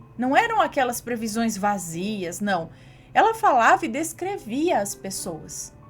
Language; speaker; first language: Portuguese; native; Portuguese